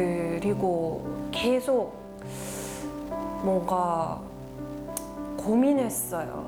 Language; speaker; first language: Korean; non-native, learner; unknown